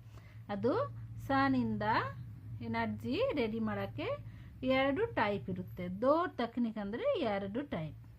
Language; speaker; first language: Kannada; non-native, local second language; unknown